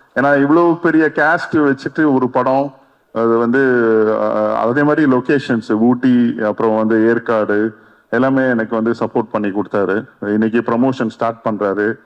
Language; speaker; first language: Tamil; native; Tamil